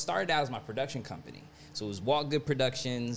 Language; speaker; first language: English; native; English